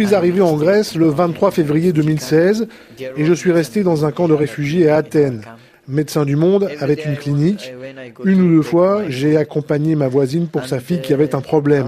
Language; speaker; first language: French; non-native, fluent; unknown